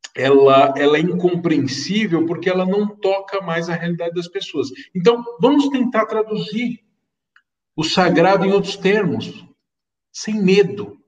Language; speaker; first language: Portuguese; native; Portuguese